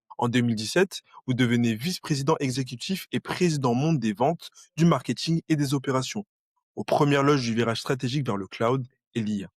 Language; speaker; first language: French; native; French